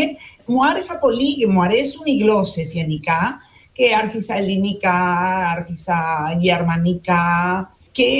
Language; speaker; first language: Greek; non-native, fluent; Spanish